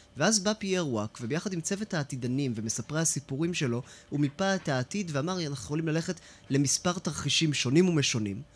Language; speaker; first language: Hebrew; native; Hebrew